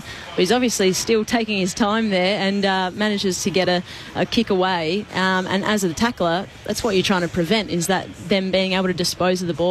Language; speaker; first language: English; native; English